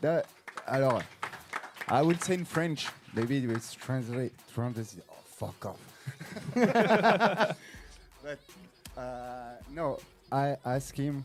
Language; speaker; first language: English; non-native, learner; French